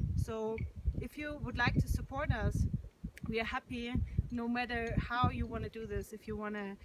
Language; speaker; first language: English; non-native, fluent; German